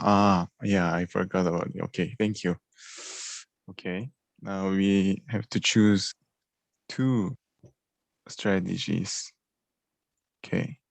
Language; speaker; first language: English; non-native, learner; Korean